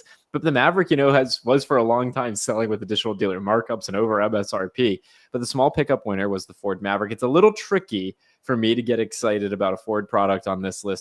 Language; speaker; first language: English; native; English